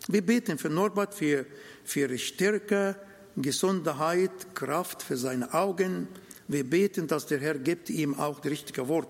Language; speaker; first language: German; non-native, fluent; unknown